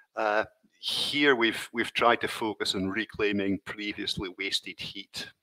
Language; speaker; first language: English; native; English